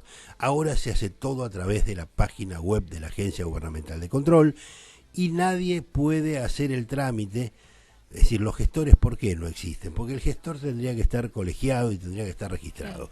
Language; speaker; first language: Spanish; native; Spanish